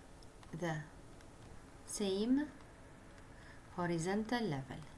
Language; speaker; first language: English; non-native, local second language; Arabic